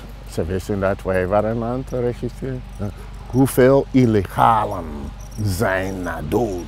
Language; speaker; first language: Dutch; non-native, fluent; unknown